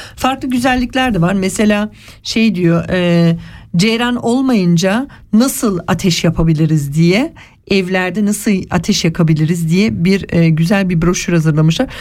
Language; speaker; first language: Turkish; early bilingual, heritage; Turkish